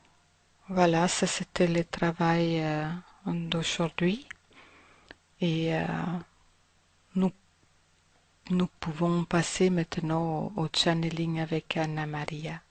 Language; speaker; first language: French; non-native, fluent; German